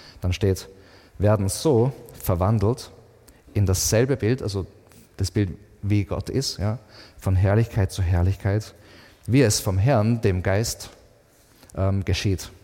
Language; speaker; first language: German; native; German